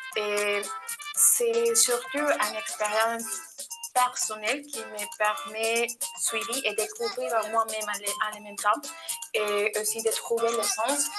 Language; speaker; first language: French; non-native, learner; Spanish